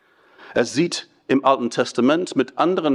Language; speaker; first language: German; non-native, fluent; English